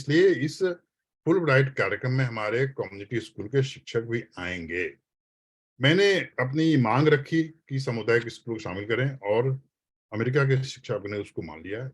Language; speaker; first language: Hindi; native; Hindi